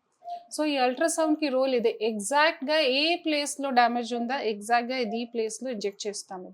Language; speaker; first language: Telugu; non-native, learner; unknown